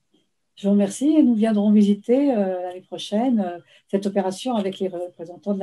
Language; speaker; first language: French; native; French